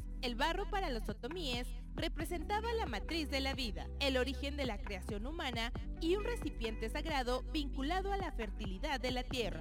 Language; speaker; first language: Spanish; native; Spanish